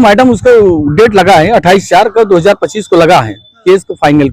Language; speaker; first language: Hindi; native; Hindi